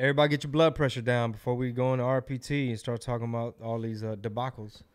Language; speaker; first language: English; native; English